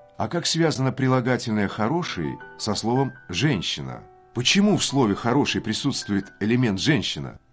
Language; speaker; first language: Russian; native; Russian